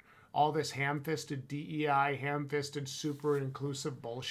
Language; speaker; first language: English; native; English